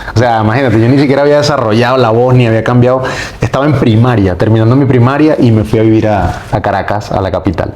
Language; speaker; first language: Spanish; native; Spanish